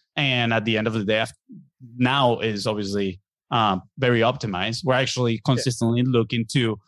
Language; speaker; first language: English; non-native, fluent; Spanish